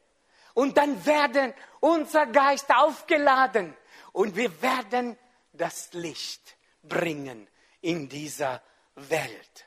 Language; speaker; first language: German; non-native, fluent; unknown